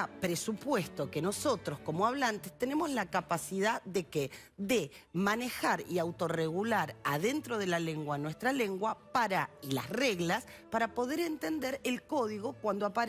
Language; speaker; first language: Spanish; native; Spanish